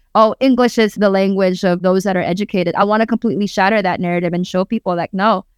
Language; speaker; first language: English; early bilingual, other home language; Waray